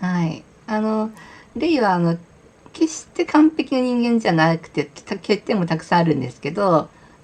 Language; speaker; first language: Japanese; native; Japanese